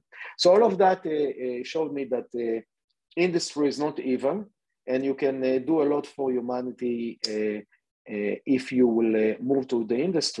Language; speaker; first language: English; non-native, fluent; Hebrew